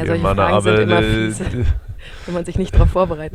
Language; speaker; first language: German; native; German